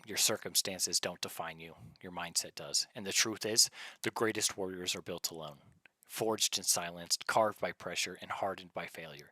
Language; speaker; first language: English; native; English